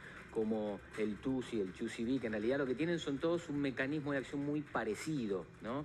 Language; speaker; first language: Spanish; native; Spanish